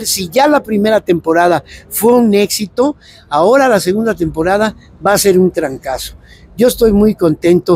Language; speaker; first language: Spanish; native; Spanish